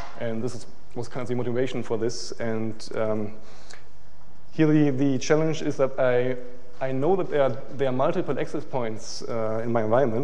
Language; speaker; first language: English; non-native, fluent; German